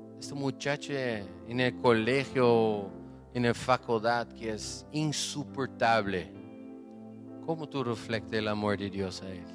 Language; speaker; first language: Spanish; non-native, fluent; Portuguese